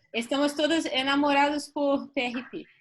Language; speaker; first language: Spanish; non-native, learner; Portuguese